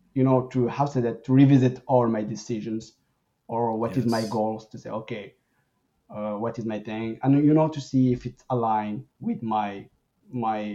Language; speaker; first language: English; non-native, fluent; Arabic